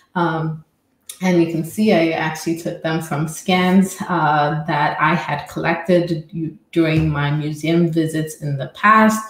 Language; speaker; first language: English; non-native, fluent; Amharic